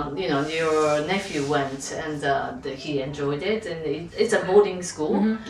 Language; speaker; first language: English; non-native, fluent; Japanese